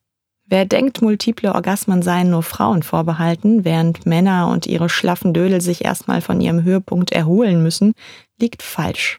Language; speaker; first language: German; native; German